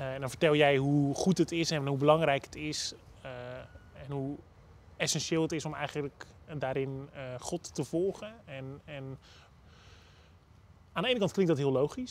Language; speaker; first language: Dutch; native; Dutch